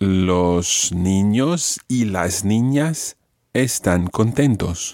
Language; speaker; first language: Spanish; non-native, fluent; English